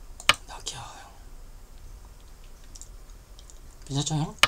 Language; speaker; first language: Korean; native; Korean